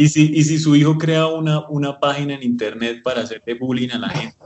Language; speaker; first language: Spanish; native; Spanish